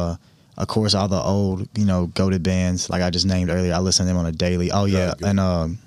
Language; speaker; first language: English; native; English